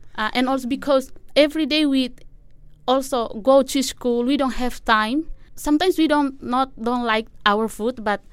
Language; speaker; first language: English; non-native, learner; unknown